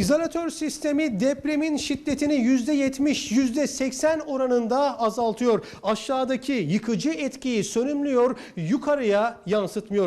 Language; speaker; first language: Turkish; native; Turkish